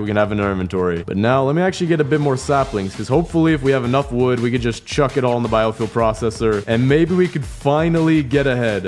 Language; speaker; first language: English; native; English